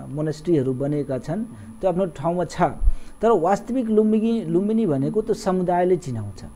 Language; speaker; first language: Nepali; non-native, local second language; Awadhi